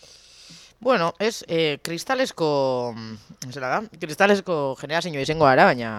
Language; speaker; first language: Basque; native; Basque